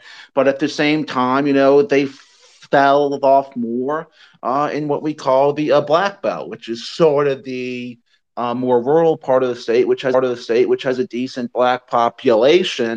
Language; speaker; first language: English; native; English